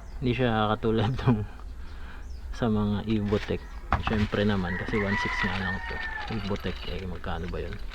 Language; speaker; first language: Filipino; native; Filipino